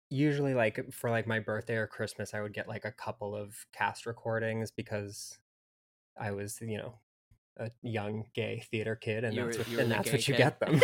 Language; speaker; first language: English; native; English